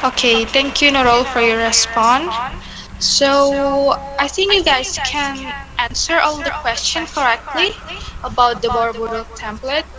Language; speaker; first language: English; non-native, learner; Indonesian